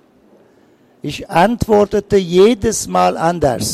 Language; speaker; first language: German; non-native, fluent; Persian